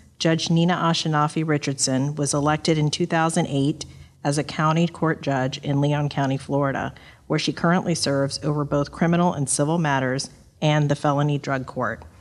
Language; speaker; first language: English; native; English